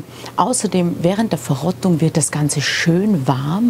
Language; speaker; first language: German; native; German